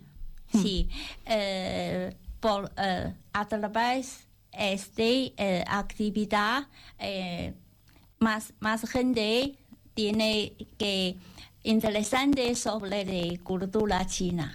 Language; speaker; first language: Spanish; non-native, learner; Chinese